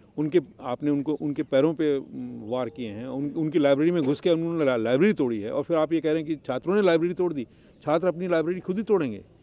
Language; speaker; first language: Hindi; native; Hindi